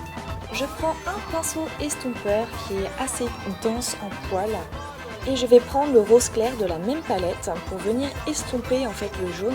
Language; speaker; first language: French; native; French